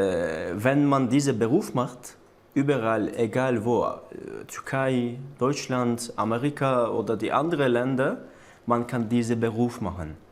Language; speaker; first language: German; non-native, learner; Turkish